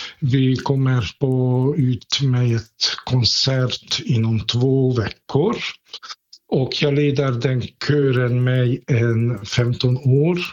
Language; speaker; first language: Swedish; non-native, fluent; Hungarian